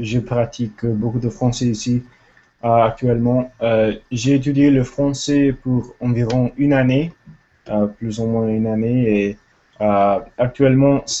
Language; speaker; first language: French; non-native, learner; English